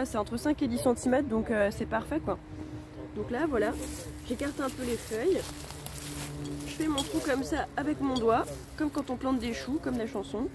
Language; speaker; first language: French; native; French